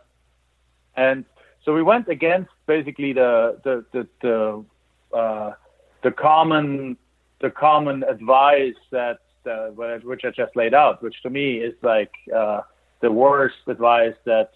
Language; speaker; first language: English; non-native, fluent; German